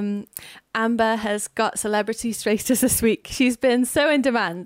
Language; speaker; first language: English; native; English